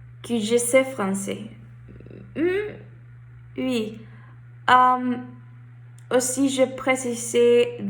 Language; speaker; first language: French; non-native, learner; Spanish